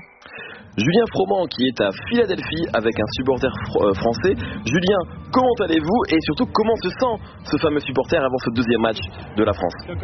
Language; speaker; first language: French; native; French